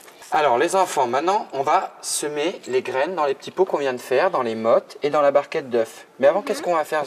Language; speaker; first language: French; native; French